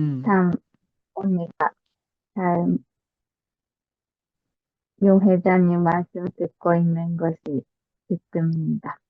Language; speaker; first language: Korean; non-native, fluent; Japanese